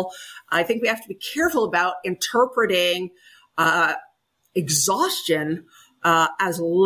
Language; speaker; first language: English; native; English